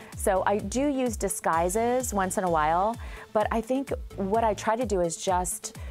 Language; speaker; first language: English; native; English